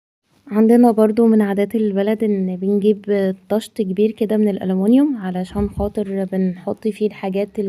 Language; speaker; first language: Arabic; native; Arabic